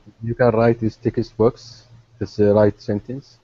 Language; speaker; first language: English; non-native, learner; Arabic